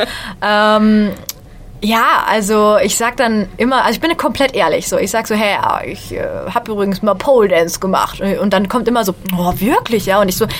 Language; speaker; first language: German; native; German